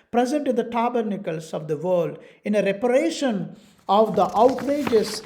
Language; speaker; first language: English; non-native, local second language; Telugu